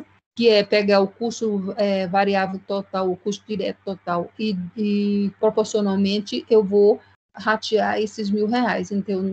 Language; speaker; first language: Portuguese; native; Portuguese